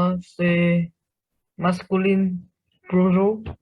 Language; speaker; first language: French; non-native, learner; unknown